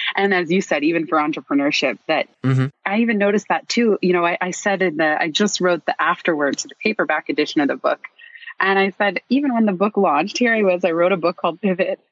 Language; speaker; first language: English; native; English